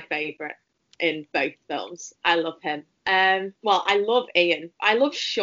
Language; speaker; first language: English; native; English